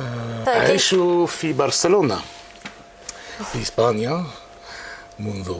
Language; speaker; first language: Arabic; non-native, fluent; French